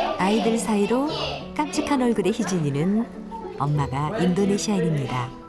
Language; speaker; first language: Korean; native; Korean